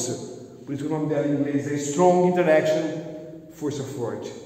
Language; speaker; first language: Portuguese; native; Portuguese